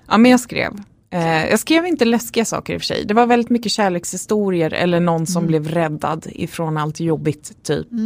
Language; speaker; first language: Swedish; native; Swedish